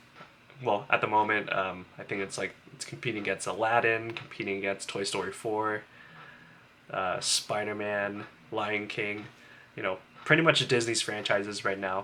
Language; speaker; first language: English; native; English